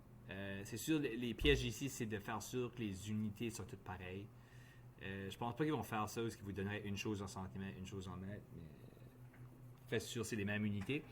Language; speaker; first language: French; native; French